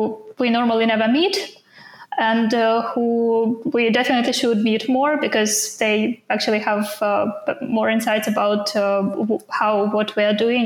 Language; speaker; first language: English; non-native, fluent; Ukrainian